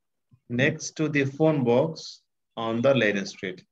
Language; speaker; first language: English; non-native, fluent; Bangla